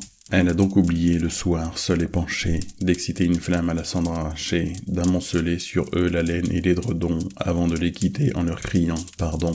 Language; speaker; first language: French; native; French